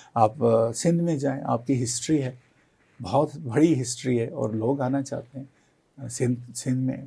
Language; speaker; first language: Urdu; non-native, local second language; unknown